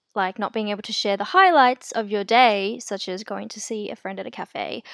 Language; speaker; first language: English; native; English